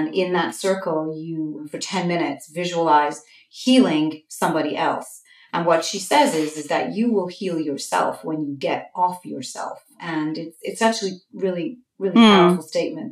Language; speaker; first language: English; native; English